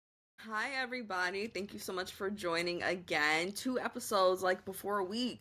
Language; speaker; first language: English; native; English